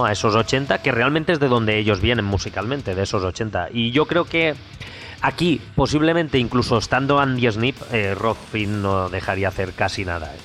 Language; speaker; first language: Spanish; native; Spanish